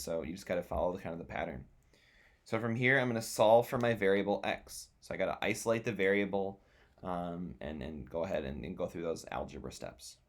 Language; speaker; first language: English; native; English